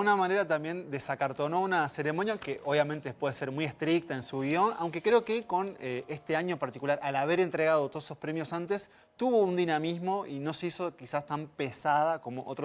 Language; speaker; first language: Spanish; native; Spanish